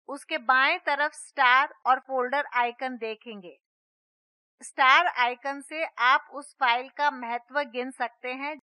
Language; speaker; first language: Hindi; non-native, local second language; Gujarati